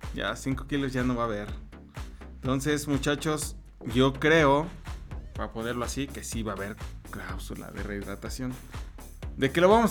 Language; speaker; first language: Spanish; native; Spanish